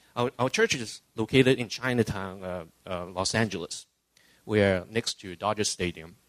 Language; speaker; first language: English; non-native, local second language; Cantonese